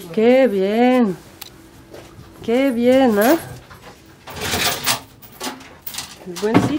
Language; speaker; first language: Spanish; non-native, fluent; Swedish